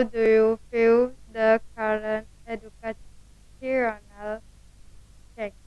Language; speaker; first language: English; non-native, learner; Indonesian